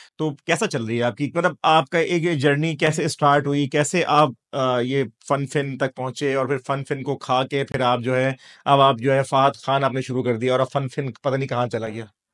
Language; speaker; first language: Urdu; native; Urdu